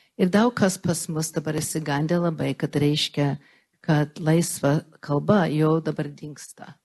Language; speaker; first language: Lithuanian; early bilingual, heritage; Lithuanian